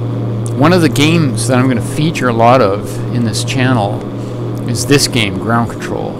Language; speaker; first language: English; native; English